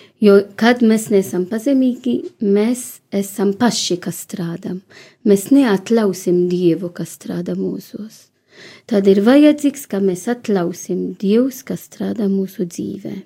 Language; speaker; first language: Latvian; non-native, learner; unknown